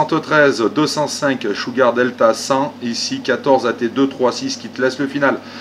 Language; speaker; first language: French; native; French